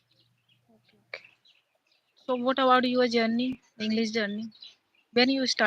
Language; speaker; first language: English; non-native, learner; Hindi